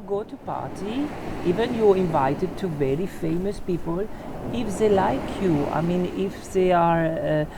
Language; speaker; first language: English; non-native, fluent; French